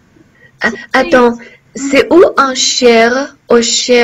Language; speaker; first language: French; non-native, learner; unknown